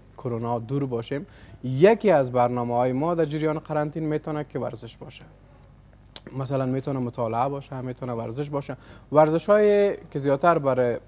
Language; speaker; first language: Persian; native; Persian